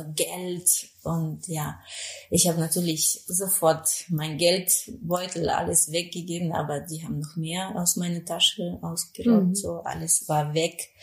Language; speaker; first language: German; non-native, fluent; Spanish